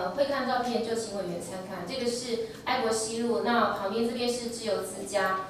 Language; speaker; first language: Chinese; native; Chinese